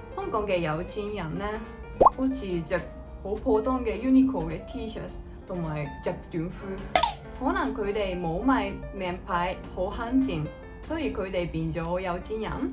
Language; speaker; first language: Cantonese; non-native, fluent; Japanese